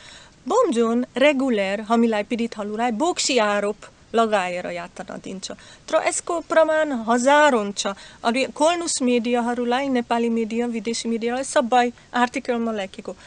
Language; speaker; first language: Nepali; non-native, learner; Slovak